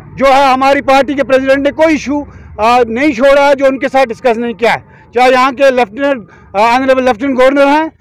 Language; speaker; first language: Hindi; non-native, local second language; Kashmiri